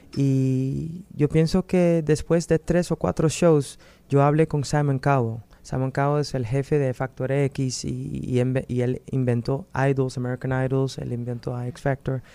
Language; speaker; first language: Spanish; early bilingual, other home language; Dutch